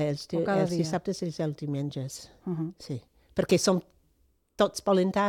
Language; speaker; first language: Catalan; non-native, fluent; English